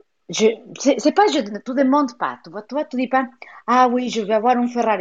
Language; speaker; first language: French; non-native, fluent; Spanish